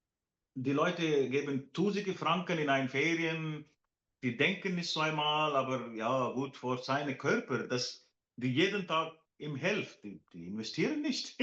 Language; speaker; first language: German; non-native, fluent; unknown